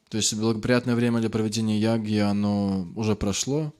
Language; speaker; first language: Russian; native; Russian